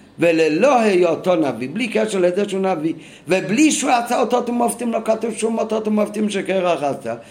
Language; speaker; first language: Hebrew; non-native, fluent; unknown